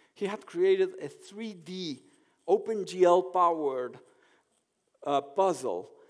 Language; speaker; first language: English; non-native, fluent; Spanish